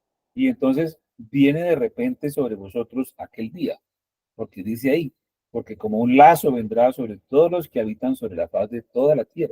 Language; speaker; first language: Spanish; native; Spanish